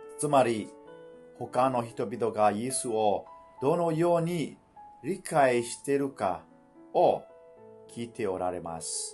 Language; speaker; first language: Japanese; non-native, fluent; Burmese